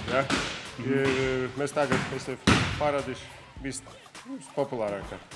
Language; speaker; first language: Latvian; non-native, learner; Russian